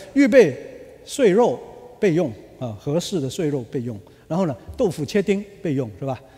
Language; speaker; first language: Chinese; early bilingual, other home language; Cantonese